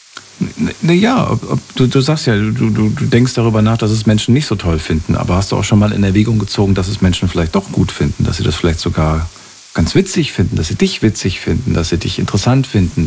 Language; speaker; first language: German; native; German